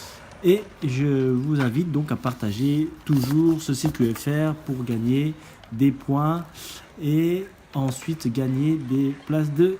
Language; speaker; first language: French; native; French